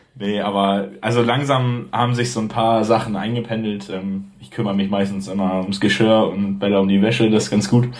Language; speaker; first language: German; native; German